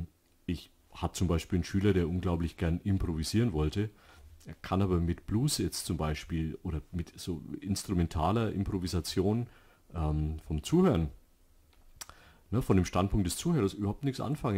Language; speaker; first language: German; native; German